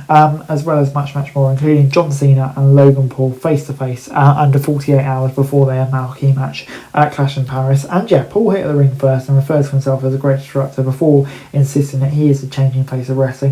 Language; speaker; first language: English; native; English